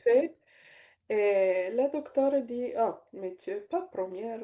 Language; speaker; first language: French; non-native, learner; Bulgarian